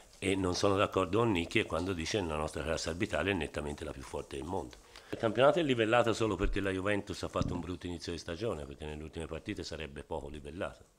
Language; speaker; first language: Italian; native; Italian